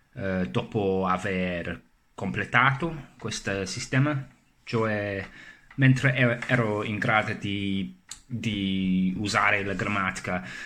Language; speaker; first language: Italian; non-native, fluent; English